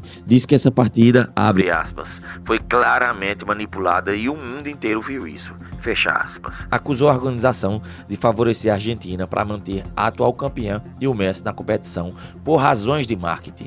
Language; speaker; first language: Portuguese; native; Portuguese